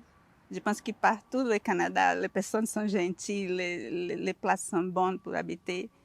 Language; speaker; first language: French; non-native, learner; Portuguese